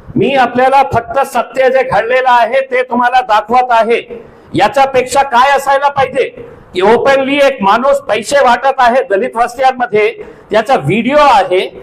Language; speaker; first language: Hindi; non-native, local second language; Urdu